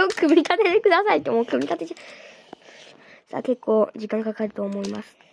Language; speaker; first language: Japanese; native; Japanese